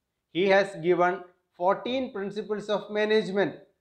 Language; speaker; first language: English; non-native, local second language; Malayalam